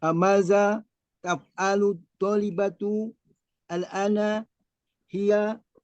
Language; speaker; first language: Arabic; non-native, learner; Indonesian